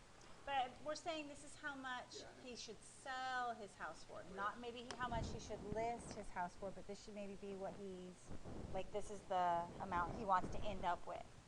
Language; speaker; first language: English; native; English